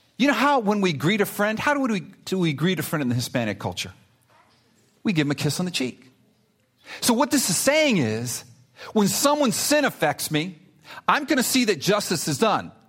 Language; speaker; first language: English; early bilingual, other home language; Spanish